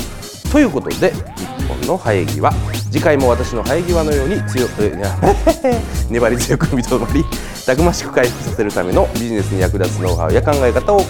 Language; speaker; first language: Japanese; native; Japanese